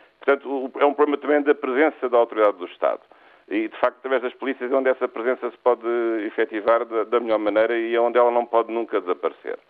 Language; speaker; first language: Portuguese; native; Portuguese